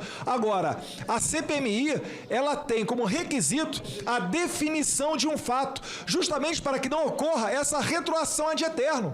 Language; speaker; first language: Portuguese; native; Portuguese